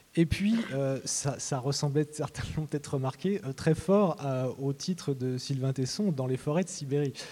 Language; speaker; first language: French; native; French